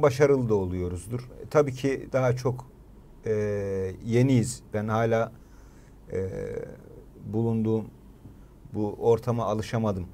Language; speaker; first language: Turkish; native; Turkish